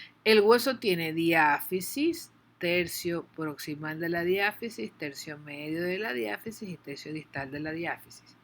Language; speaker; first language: Spanish; native; Spanish